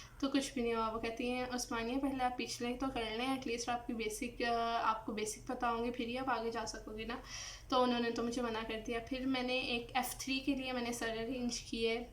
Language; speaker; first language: Urdu; early bilingual, heritage; Urdu